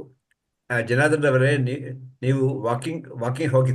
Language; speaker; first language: Kannada; non-native, learner; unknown